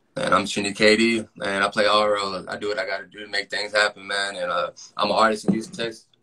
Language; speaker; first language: English; native; English